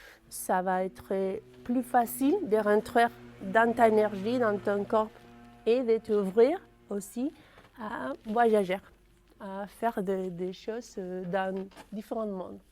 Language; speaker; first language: French; non-native, fluent; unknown